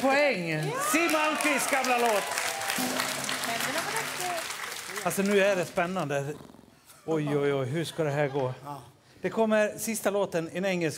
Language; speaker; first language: Swedish; native; Swedish